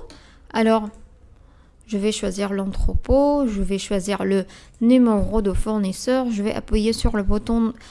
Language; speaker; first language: French; non-native, fluent; Arabic